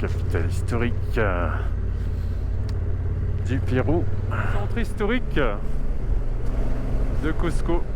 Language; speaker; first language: French; native; French